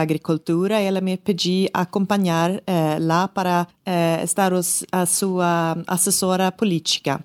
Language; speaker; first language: Portuguese; non-native, learner; Swedish